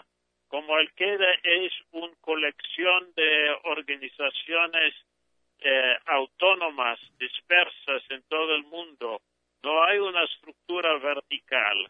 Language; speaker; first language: Spanish; non-native, fluent; English